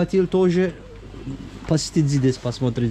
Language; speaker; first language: Russian; non-native, learner; Turkish